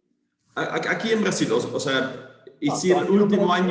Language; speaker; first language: Portuguese; non-native, learner; Spanish